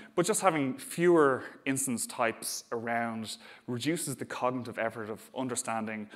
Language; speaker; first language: English; native; English